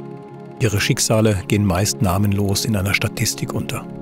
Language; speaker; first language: German; native; German